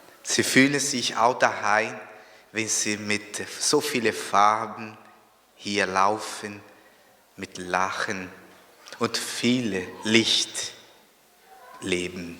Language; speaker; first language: German; non-native, fluent; Portuguese